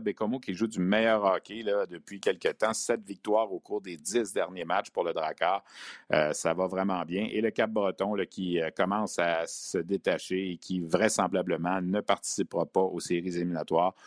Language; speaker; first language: French; native; French